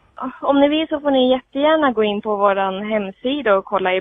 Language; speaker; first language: Swedish; native; Swedish